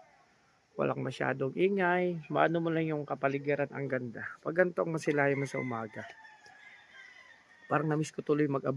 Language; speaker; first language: Filipino; non-native, local second language; Cebuano